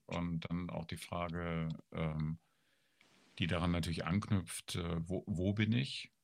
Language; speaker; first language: German; native; German